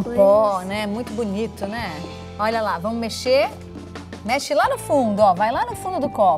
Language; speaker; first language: Portuguese; native; Portuguese